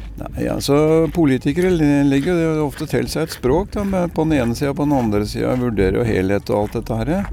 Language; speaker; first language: Norwegian; native; Norwegian